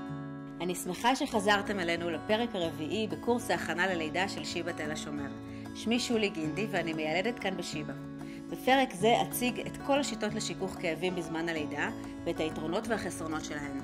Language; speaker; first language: Hebrew; native; Hebrew